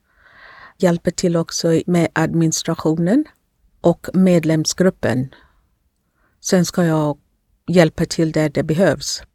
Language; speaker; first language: Swedish; non-native, fluent; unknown